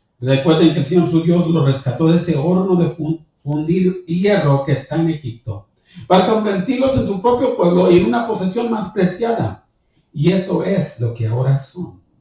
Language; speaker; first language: Spanish; early bilingual, heritage; Spanish